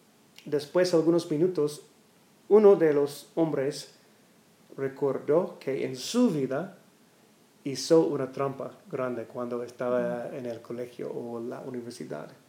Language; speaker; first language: Spanish; non-native, learner; English